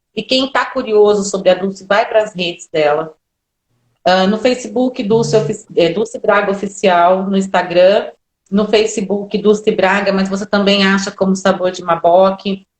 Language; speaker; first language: Portuguese; native; Portuguese